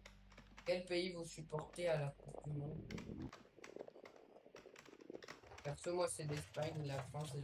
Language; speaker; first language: French; native; French